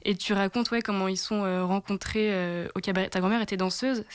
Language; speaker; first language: French; native; French